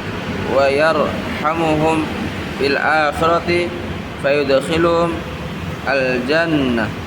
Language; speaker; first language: Arabic; non-native, learner; Indonesian